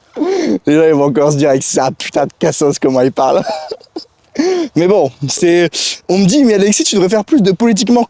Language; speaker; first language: French; native; French